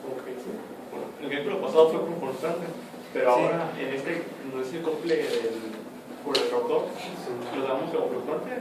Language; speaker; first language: Spanish; native; Spanish